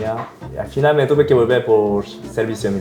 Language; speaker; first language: Spanish; non-native, learner; Korean